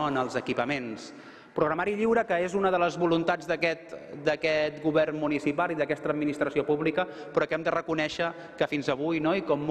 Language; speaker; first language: Catalan; native; Catalan